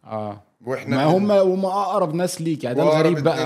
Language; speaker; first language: Arabic; native; Arabic